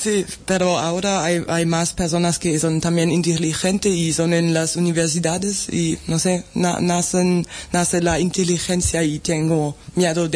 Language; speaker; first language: Spanish; non-native, fluent; German